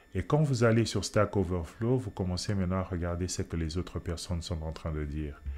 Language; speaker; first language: French; non-native, local second language; Lingala